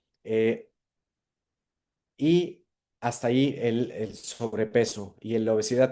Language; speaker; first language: Spanish; native; Spanish